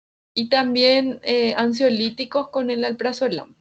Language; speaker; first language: Spanish; native; Spanish